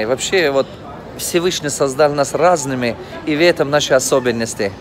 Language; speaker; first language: Russian; non-native, local second language; Tajik